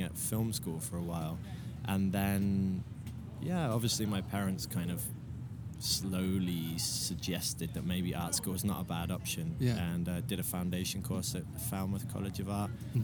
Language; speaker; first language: English; native; English